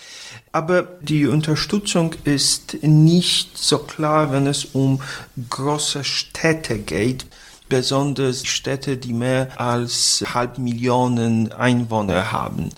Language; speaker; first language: German; non-native, fluent; Polish